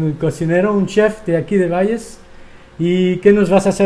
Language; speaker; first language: Spanish; non-native, fluent; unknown